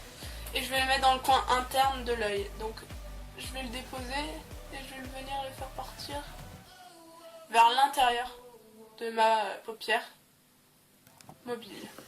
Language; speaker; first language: French; native; French